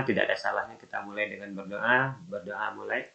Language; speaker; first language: Indonesian; native; Indonesian